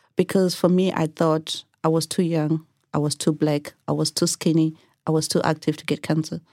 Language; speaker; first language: English; non-native, local second language; Shona